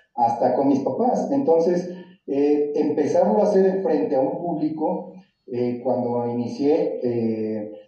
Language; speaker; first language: Spanish; native; Spanish